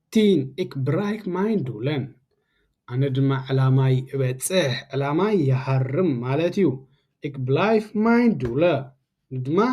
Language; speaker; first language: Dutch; non-native, learner; Tigrinya